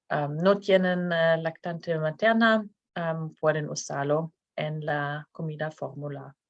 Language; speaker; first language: Spanish; non-native, fluent; Norwegian